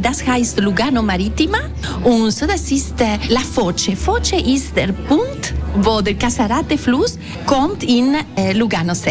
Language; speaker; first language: German; non-native, local second language; Italian